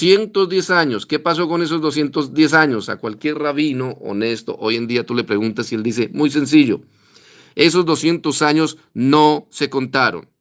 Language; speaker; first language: Spanish; native; Spanish